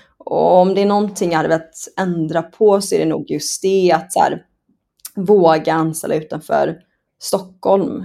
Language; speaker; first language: Swedish; early bilingual, other home language; Persian